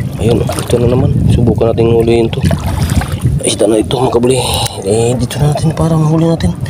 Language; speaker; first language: Filipino; non-native, local second language; Bikol